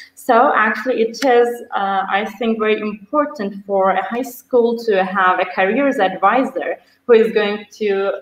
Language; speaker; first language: English; non-native, fluent; Turkish